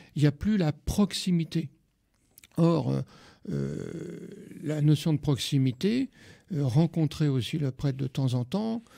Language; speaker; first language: French; native; French